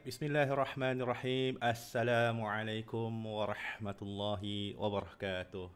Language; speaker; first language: Malay; non-native, local second language; Chinese